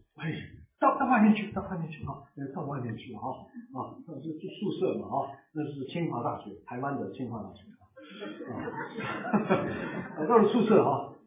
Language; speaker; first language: Chinese; non-native, local second language; Cantonese